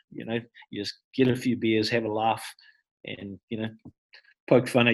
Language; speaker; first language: English; native; English